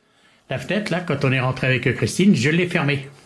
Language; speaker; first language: French; native; French